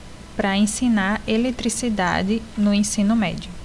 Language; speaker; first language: Portuguese; native; Portuguese